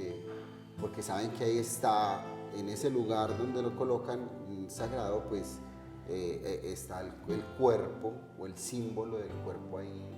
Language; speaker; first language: Spanish; native; Spanish